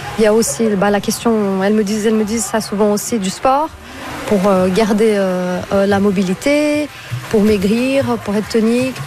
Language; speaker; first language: French; non-native, fluent; Portuguese